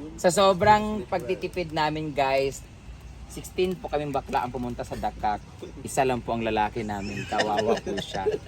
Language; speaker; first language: Filipino; native; Filipino